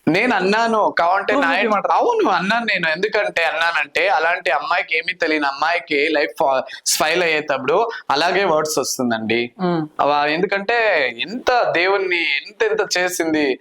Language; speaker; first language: Telugu; non-native, local second language; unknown